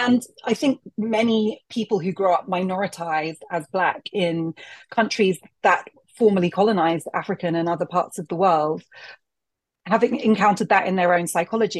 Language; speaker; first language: English; native; English